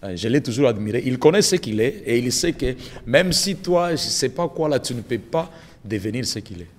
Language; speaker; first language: French; non-native, local second language; Lingala